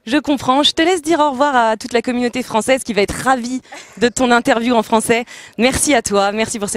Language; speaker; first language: French; native; French